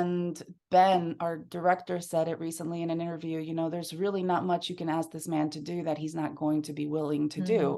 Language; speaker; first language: English; early bilingual, other home language; Spanish